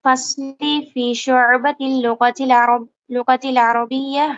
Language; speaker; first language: Arabic; non-native, learner; Tamil